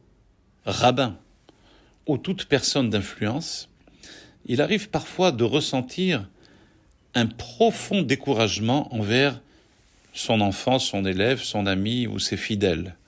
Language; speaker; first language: French; native; French